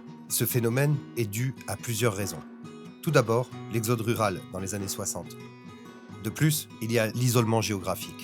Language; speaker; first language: French; native; French